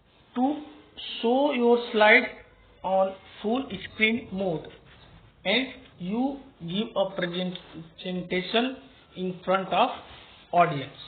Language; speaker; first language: English; non-native, local second language; Hindi